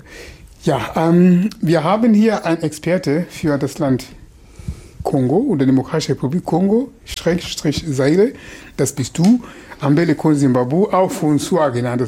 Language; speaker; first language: German; non-native, fluent; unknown